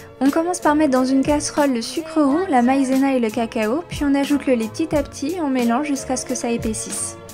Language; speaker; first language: French; native; French